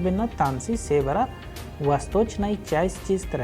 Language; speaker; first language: Russian; non-native, fluent; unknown